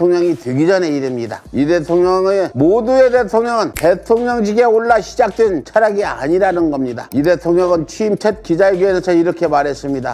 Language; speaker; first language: Korean; native; Korean